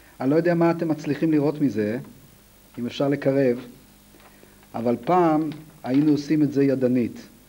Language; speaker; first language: Hebrew; native; Hebrew